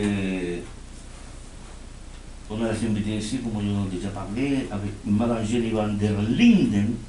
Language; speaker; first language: French; non-native, fluent; Spanish